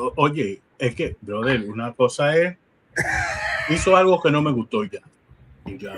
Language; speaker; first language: Spanish; early bilingual, heritage; Spanish